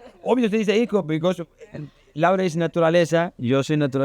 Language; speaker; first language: English; non-native, learner; Spanish